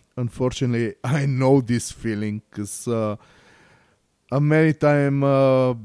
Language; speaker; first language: English; non-native, learner; Bulgarian